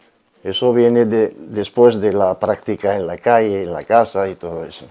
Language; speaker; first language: Spanish; non-native, learner; Arabic